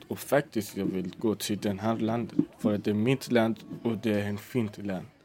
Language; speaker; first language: Swedish; non-native, learner; Persian